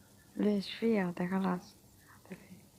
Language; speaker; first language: Arabic; non-native, learner; Oromo